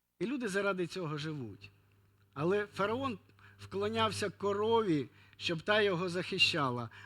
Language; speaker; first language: Ukrainian; non-native, local second language; Russian